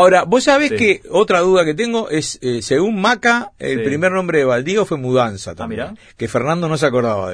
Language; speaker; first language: Spanish; native; Spanish